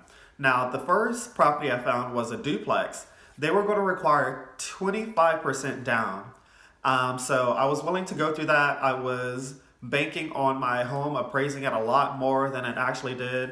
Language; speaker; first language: English; native; English